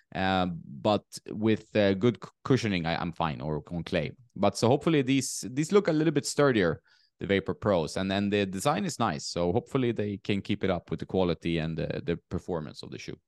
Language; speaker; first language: English; non-native, fluent; Swedish